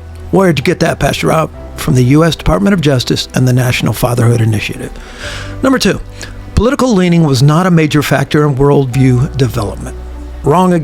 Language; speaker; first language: English; native; English